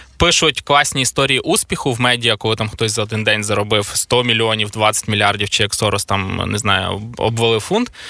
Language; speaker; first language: Ukrainian; native; Ukrainian